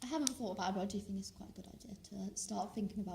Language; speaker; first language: English; native; English